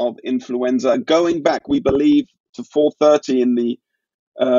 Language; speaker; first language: English; native; English